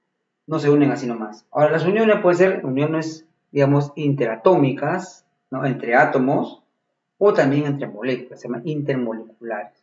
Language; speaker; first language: Spanish; native; Spanish